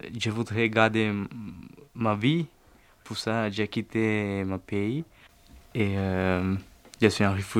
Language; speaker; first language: French; non-native, learner; Tamil